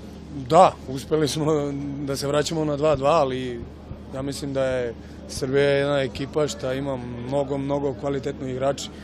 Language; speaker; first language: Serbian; early bilingual, heritage; German